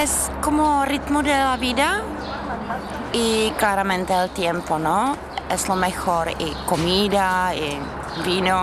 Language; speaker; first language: Spanish; non-native, fluent; Czech